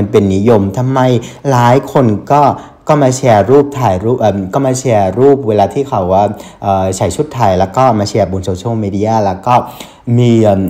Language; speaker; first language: Thai; non-native, fluent; Vietnamese